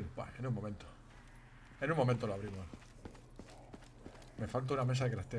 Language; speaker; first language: Spanish; native; Spanish